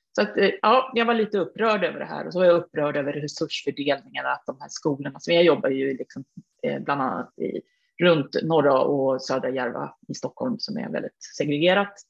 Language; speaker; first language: Swedish; native; Swedish